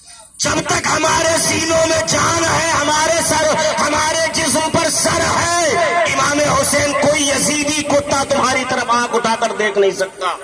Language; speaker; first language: Urdu; native; Urdu